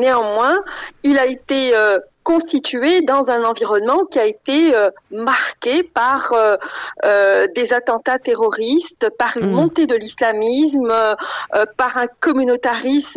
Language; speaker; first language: French; non-native, local second language; Arabic